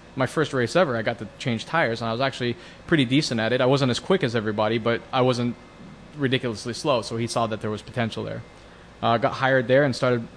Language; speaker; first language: English; native; English